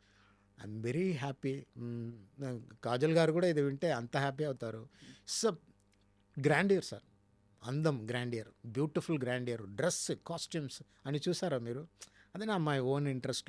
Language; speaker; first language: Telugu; non-native, learner; Tamil